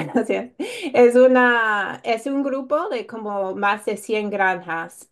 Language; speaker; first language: Spanish; non-native, fluent; English